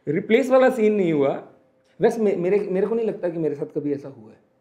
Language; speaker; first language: Hindi; native; Hindi